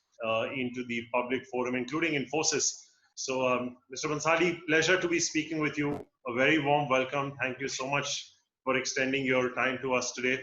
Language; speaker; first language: English; non-native, local second language; Hindi